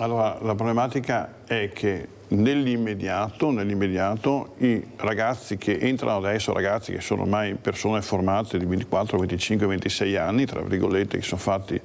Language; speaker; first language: Italian; native; Italian